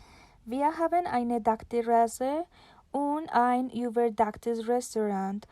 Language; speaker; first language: German; non-native, learner; Spanish